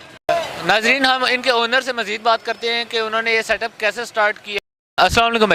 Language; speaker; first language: Urdu; native; Urdu